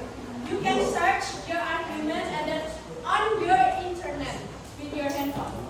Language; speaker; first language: English; non-native, learner; Indonesian